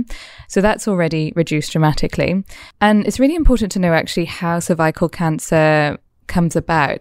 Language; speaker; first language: English; native; English